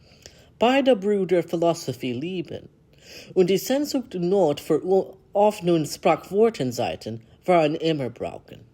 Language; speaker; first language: German; non-native, learner; English